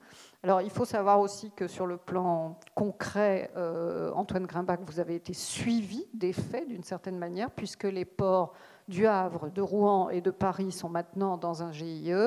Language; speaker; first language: French; native; French